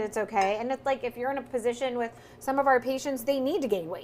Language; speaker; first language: English; native; English